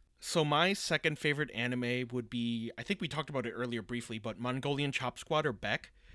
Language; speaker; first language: English; early bilingual, other home language; Japanese